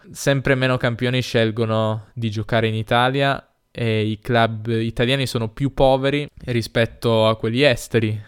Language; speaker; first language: Italian; native; Italian